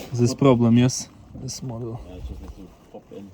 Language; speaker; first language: English; non-native, learner; Ukrainian